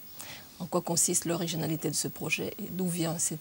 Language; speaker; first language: French; non-native, learner; Russian